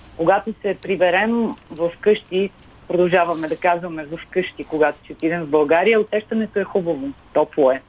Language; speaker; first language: Bulgarian; native; Bulgarian